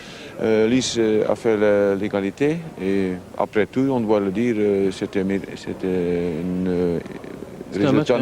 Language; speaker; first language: French; non-native, local second language; Dutch